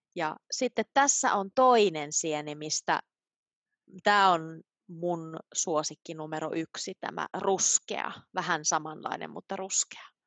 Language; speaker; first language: Finnish; native; Finnish